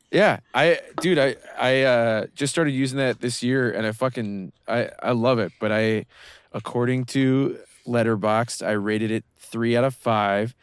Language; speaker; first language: English; native; English